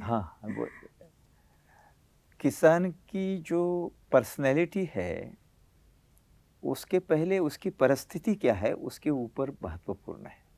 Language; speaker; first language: Hindi; native; Hindi